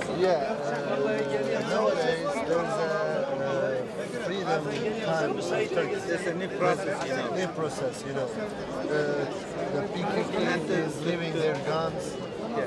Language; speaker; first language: English; non-native, learner; Turkish